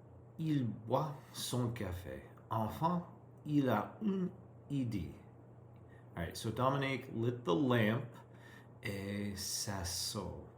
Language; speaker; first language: French; non-native, learner; English